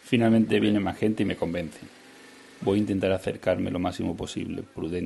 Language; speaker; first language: Spanish; native; Spanish